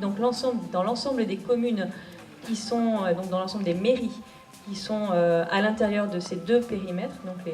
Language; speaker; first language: French; native; French